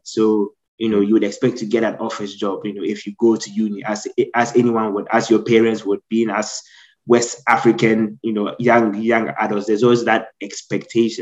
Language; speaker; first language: English; non-native, local second language; Akan